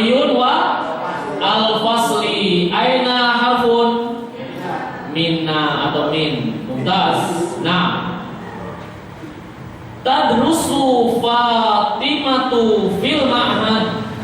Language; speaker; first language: Arabic; non-native, fluent; Indonesian